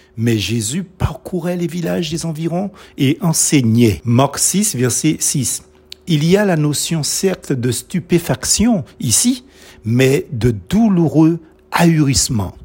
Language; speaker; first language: French; non-native, local second language; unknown